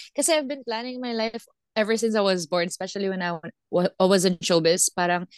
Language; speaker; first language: Filipino; non-native, local second language; Cebuano